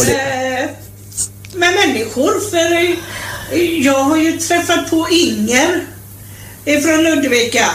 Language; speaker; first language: Swedish; native; Swedish